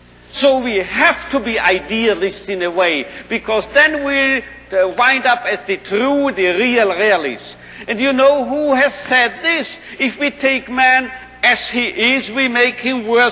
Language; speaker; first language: English; non-native, fluent; German